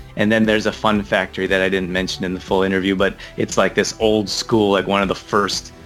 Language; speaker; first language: English; native; English